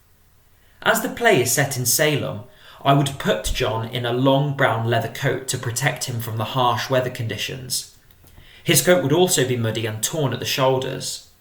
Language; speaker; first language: English; native; English